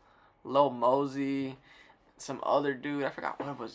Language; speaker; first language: English; native; English